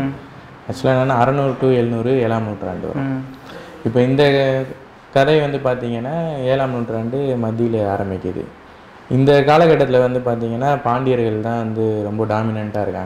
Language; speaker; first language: Tamil; native; Tamil